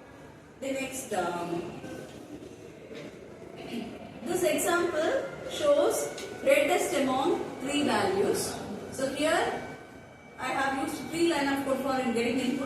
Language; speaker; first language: English; non-native, local second language; Tamil